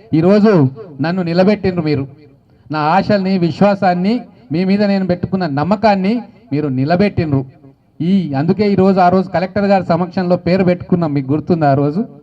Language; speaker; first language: Telugu; native; Telugu